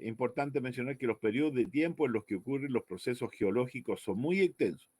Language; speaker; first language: Spanish; native; Spanish